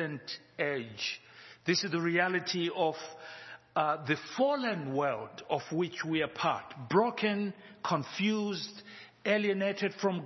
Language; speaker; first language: English; non-native, local second language; Shona